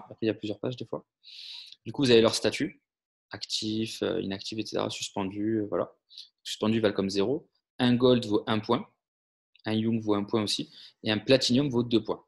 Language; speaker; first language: French; native; French